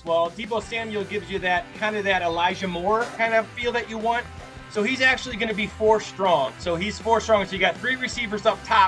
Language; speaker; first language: English; native; English